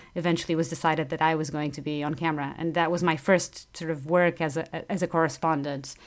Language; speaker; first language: English; non-native, fluent; Portuguese